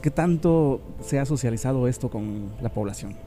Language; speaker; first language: Spanish; native; Spanish